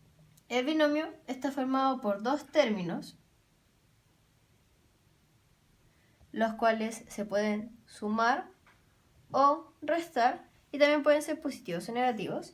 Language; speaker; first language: Spanish; native; Spanish